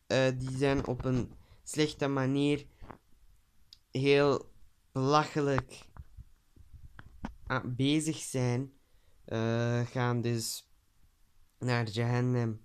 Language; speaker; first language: Dutch; early bilingual, other home language; Turkish